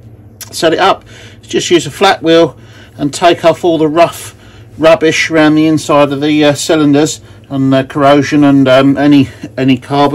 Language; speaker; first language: English; native; English